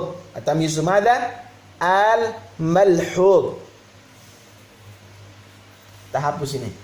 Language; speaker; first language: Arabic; non-native, fluent; Indonesian